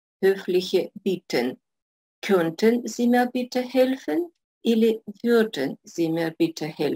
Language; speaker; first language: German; non-native, fluent; Russian